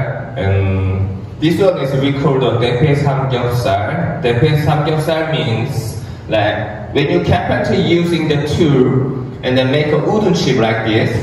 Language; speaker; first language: English; non-native, learner; Korean